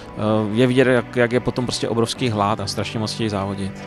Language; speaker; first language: Czech; native; Czech